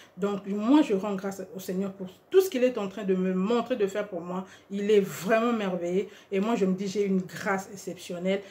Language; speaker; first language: French; non-native, local second language; Lingala